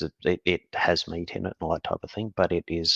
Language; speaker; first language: English; native; English